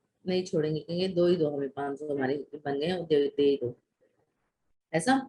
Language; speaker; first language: Hindi; native; Hindi